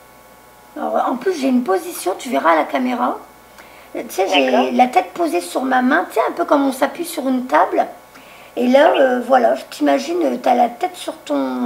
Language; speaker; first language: French; native; French